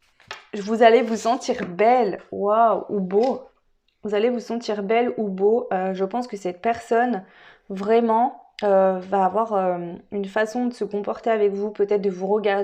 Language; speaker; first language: French; native; French